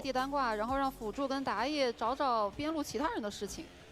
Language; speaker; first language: Chinese; native; Chinese